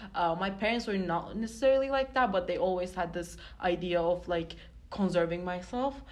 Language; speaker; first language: English; non-native, fluent; Turkish